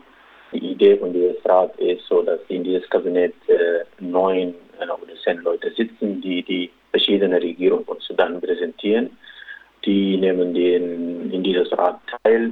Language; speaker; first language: German; non-native, local second language; Arabic